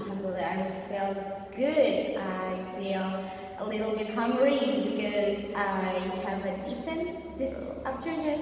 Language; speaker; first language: English; non-native, fluent; Indonesian